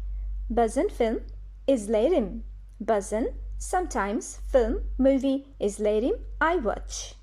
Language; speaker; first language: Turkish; non-native, fluent; Bangla